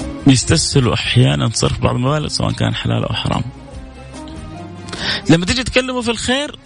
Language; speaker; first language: Arabic; native; Arabic